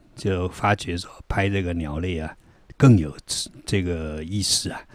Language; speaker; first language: Chinese; non-native, local second language; Min Nan Chinese